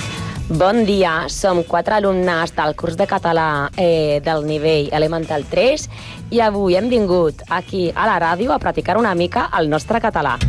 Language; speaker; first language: Catalan; non-native, learner; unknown